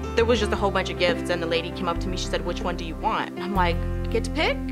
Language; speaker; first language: English; early bilingual, other home language; Ukrainian